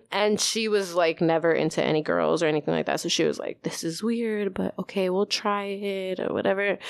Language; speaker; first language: English; native; English